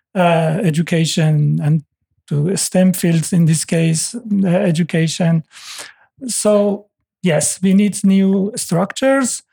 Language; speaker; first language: English; non-native, fluent; Persian